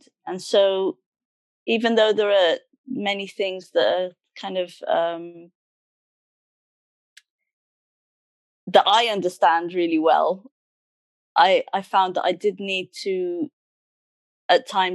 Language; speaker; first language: English; native; English